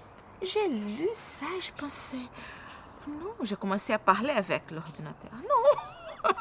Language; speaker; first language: French; non-native, fluent; Portuguese